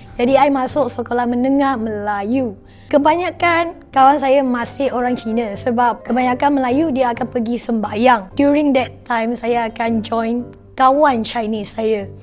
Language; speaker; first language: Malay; non-native, local second language; Chinese